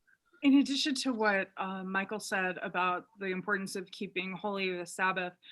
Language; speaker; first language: English; native; English